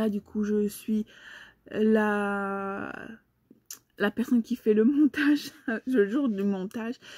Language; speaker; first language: French; native; French